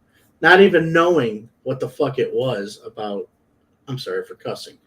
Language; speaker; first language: English; native; English